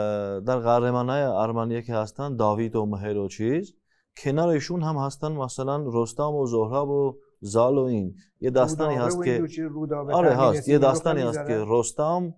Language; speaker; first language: Persian; non-native, fluent; Armenian